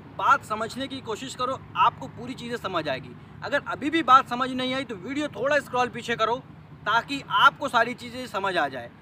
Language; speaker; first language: Hindi; native; Hindi